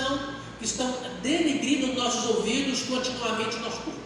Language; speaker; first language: Portuguese; native; Portuguese